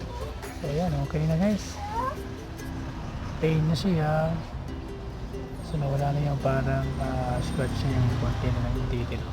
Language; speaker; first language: Filipino; native; Filipino